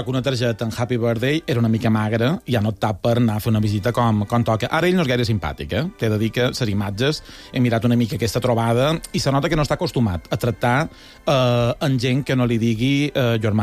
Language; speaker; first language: Catalan; native; Catalan